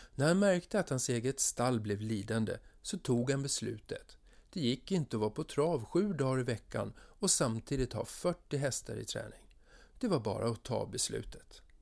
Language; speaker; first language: Swedish; native; Swedish